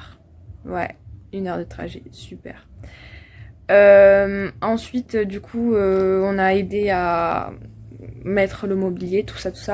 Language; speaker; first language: French; native; French